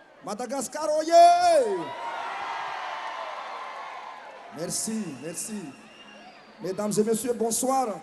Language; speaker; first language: French; non-native, local second language; Malagasy